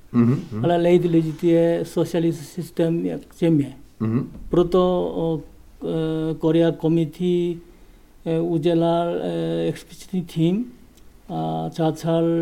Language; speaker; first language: Czech; non-native, learner; Korean